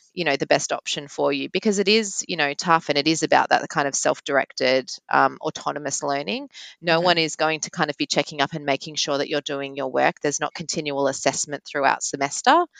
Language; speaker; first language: English; native; English